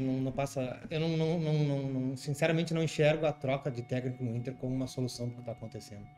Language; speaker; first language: Portuguese; native; Portuguese